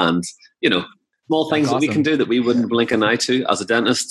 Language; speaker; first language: English; native; English